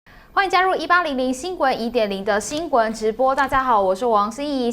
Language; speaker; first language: Chinese; native; Chinese